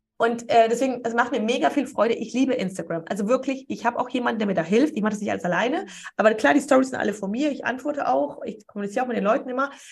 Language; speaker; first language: German; early bilingual, other home language; Polish